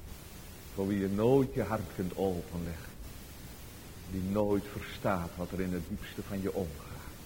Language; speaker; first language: Dutch; native; Dutch